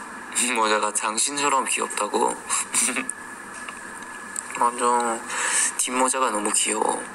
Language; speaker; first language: Korean; non-native, learner; Thai